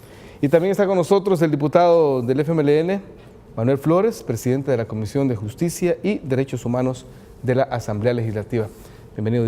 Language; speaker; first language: Spanish; native; Spanish